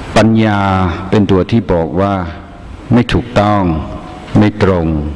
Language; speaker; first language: Thai; non-native, fluent; English